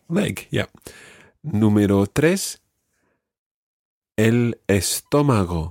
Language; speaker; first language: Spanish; non-native, fluent; English